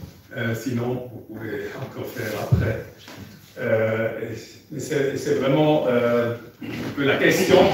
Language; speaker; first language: French; non-native, fluent; German